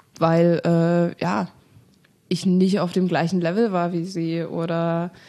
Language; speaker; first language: German; native; German